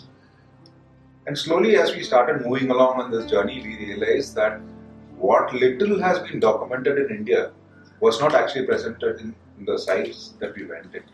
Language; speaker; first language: English; non-native, local second language; Tamil